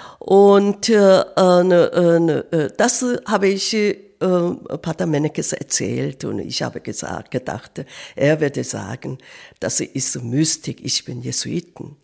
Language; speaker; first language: German; non-native, learner; Korean